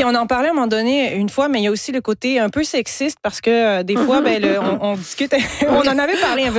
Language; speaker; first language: French; native; French